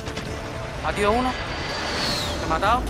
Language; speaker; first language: Spanish; native; Spanish